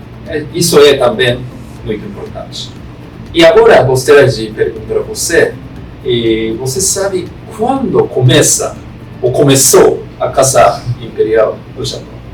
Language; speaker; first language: Portuguese; non-native, fluent; Japanese